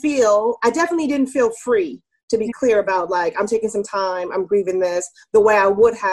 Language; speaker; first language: English; native; English